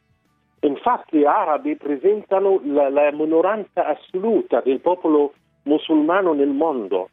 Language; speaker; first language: Italian; non-native, fluent; Arabic